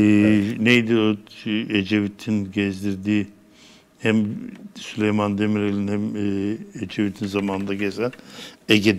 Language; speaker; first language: Turkish; native; Turkish